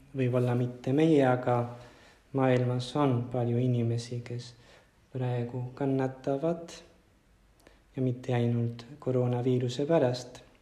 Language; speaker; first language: Estonian; non-native, fluent; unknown